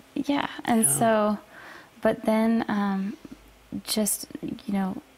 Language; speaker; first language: English; native; English